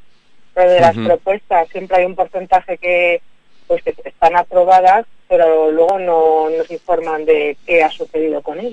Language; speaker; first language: Spanish; native; Spanish